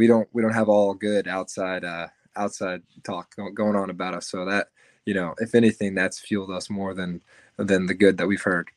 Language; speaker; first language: English; native; English